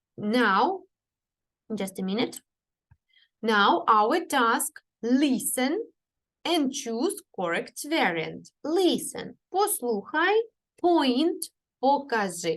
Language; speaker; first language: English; non-native, fluent; Ukrainian